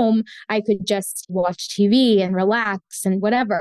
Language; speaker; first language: English; early bilingual, other home language; Spanish